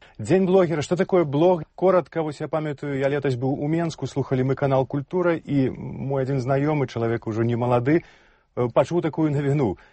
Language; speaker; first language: Belarusian; native; Belarusian